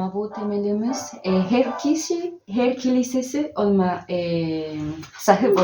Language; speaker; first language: Turkish; non-native, learner; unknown